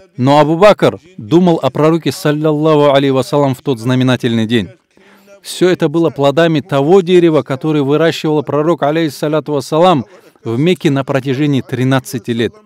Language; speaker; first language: Russian; non-native, local second language; Avaric